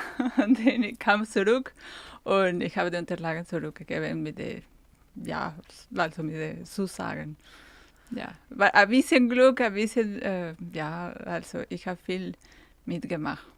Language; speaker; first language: German; non-native, fluent; Spanish